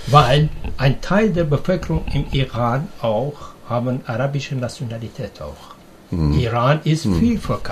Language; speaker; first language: German; non-native, learner; Persian